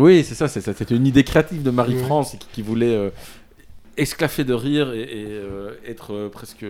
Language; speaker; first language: French; native; French